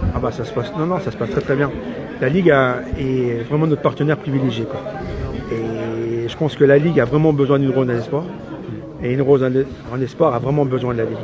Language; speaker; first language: French; native; French